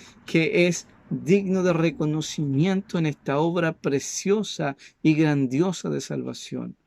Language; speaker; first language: Spanish; native; Spanish